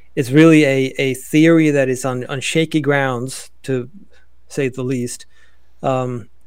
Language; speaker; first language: English; non-native, fluent; Swedish